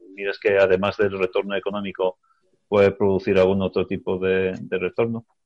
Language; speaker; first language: Spanish; native; Spanish